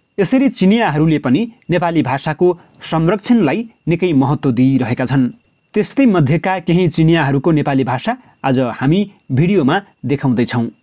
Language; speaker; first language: Nepali; native; Nepali